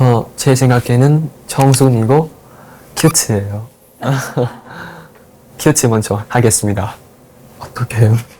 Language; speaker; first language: Korean; non-native, learner; Thai